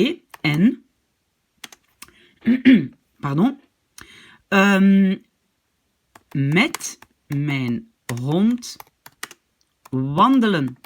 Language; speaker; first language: Dutch; non-native, fluent; French